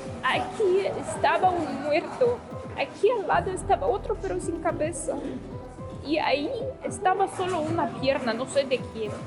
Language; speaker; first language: Spanish; non-native, fluent; Ukrainian